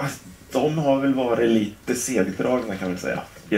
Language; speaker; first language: Swedish; native; Swedish